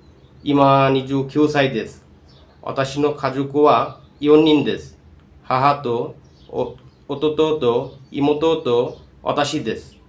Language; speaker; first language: Japanese; non-native, learner; Bangla